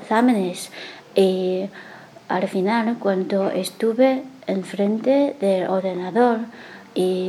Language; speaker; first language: Spanish; non-native, learner; Chinese